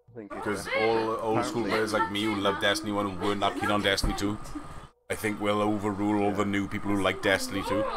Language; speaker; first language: English; native; English